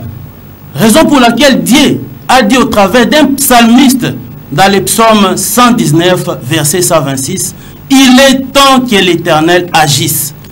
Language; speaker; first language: French; non-native, local second language; Lingala